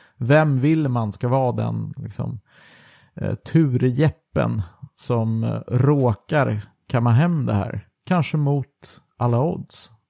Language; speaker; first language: Swedish; early bilingual, other home language; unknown